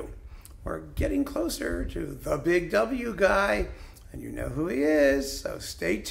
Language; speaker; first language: English; native; English